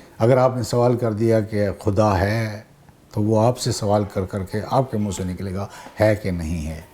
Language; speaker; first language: Urdu; non-native, local second language; Saraiki